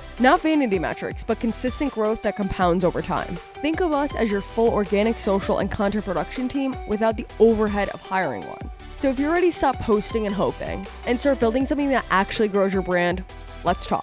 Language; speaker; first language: English; native; English